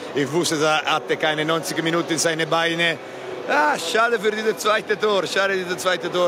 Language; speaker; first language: German; non-native, learner; Italian